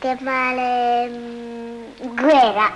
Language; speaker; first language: Italian; non-native, learner; Japanese